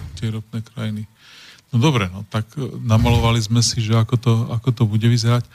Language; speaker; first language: Slovak; native; Slovak